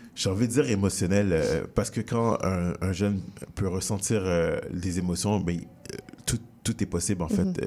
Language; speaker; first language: French; native; French